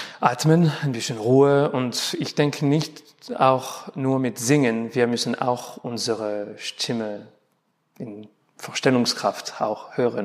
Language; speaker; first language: German; non-native, learner; French